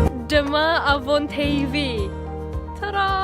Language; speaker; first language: Welsh; non-native, learner; Malay